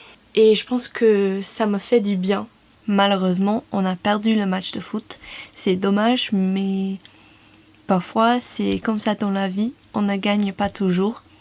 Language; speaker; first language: French; non-native, fluent; English